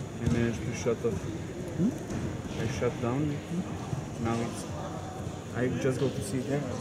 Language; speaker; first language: English; non-native, learner; Russian